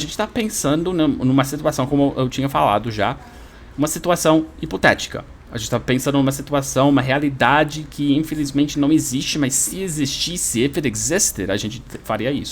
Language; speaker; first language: Portuguese; non-native, fluent; English